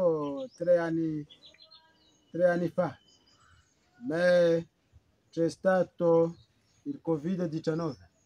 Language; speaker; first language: Italian; non-native, fluent; Kinyarwanda